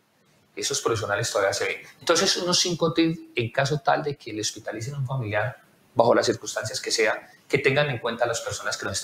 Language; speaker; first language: Spanish; native; Spanish